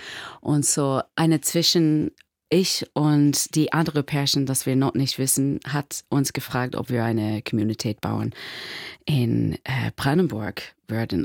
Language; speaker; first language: German; non-native, learner; English